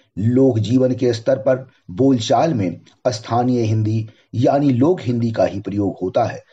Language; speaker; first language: Hindi; native; Hindi